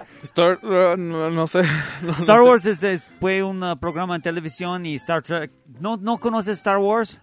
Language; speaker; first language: Spanish; non-native, learner; English